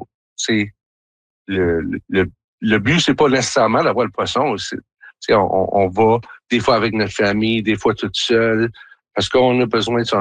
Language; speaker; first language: French; native; French